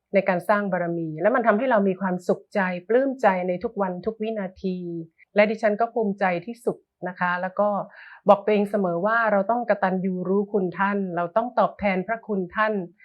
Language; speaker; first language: Thai; native; Thai